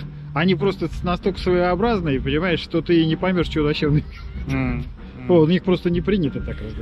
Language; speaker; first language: Russian; native; Russian